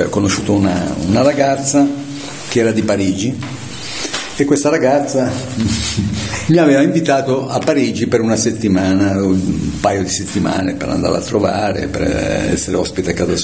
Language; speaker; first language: Italian; native; Italian